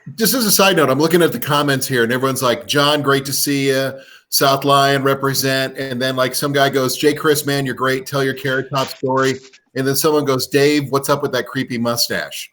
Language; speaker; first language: English; native; English